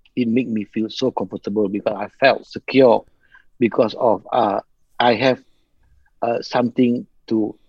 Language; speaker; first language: English; non-native, local second language; Malay